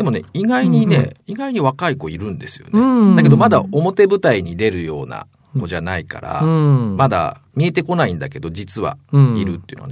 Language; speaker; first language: Japanese; native; Japanese